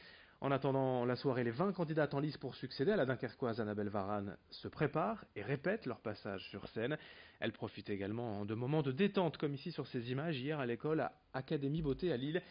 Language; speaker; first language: French; native; French